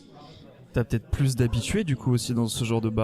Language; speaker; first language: French; native; French